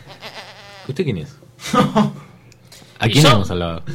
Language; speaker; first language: Spanish; native; Spanish